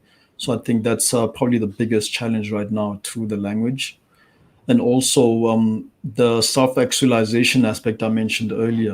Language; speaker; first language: English; non-native, local second language; Tswana